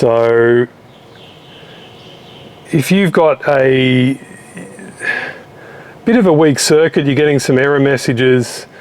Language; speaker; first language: English; native; English